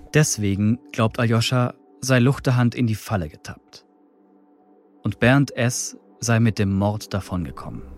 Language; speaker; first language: German; native; German